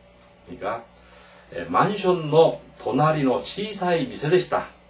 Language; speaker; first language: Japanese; non-native, fluent; Korean